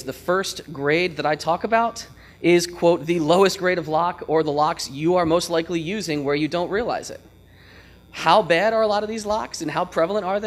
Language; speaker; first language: English; native; English